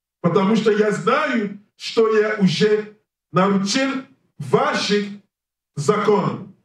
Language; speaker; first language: Russian; non-native, learner; English